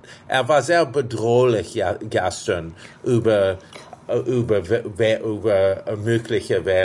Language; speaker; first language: German; non-native, fluent; English